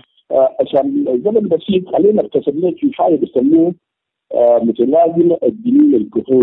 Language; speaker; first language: Arabic; native; Arabic